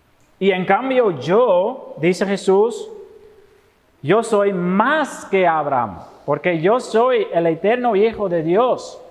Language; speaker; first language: Spanish; non-native, fluent; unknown